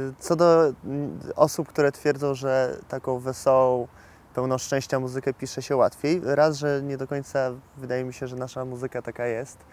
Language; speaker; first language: Polish; early bilingual, heritage; Polish